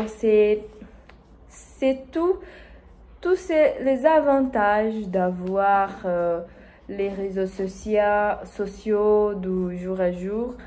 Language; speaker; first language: French; non-native, learner; Spanish